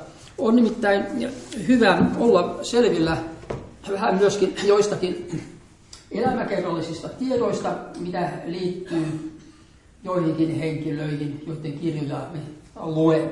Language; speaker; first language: Finnish; native; Finnish